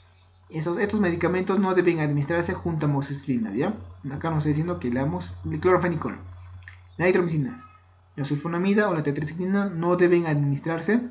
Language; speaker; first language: Spanish; native; Spanish